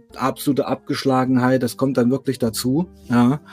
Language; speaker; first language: German; native; German